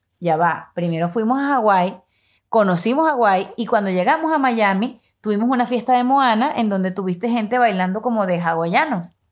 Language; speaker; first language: Spanish; native; Spanish